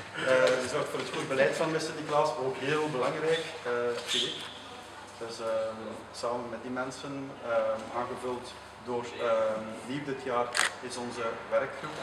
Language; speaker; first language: Dutch; native; Dutch